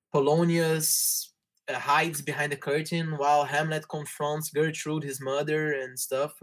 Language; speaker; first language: English; non-native, fluent; Portuguese